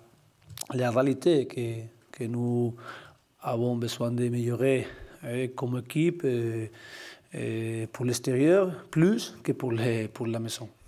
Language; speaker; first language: French; non-native, learner; Spanish